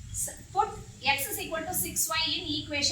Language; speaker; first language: English; non-native, local second language; Tamil